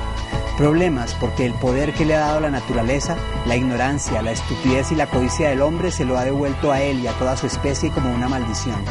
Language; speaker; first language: Spanish; native; Spanish